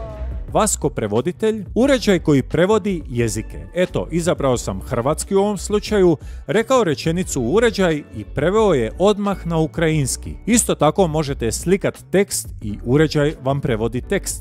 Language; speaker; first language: Croatian; native; Croatian